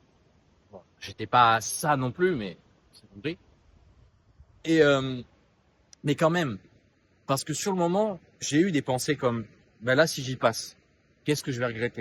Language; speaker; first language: French; native; French